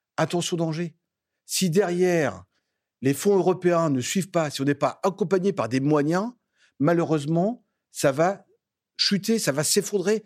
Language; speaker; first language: French; native; French